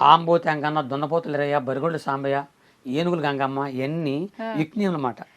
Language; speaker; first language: Telugu; non-native, local second language; Koya